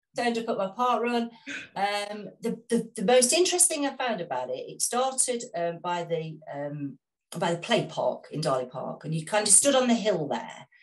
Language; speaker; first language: English; native; English